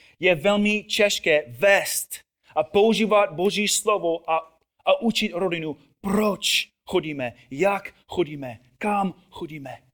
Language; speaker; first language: Czech; non-native, fluent; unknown